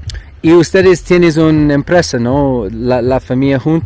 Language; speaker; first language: Spanish; non-native, learner; English